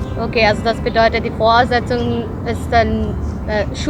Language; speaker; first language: German; non-native, fluent; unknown